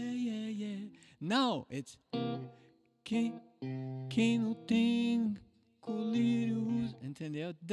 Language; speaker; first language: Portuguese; non-native, fluent; English